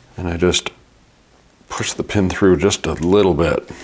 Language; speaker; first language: English; native; English